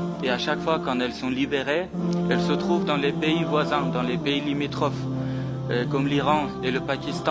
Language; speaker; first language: French; non-native, fluent; Persian